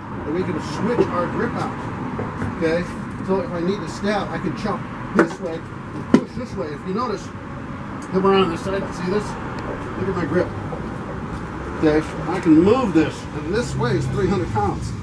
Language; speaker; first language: English; native; English